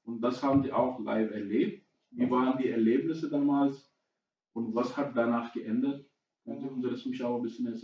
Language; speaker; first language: German; non-native, fluent; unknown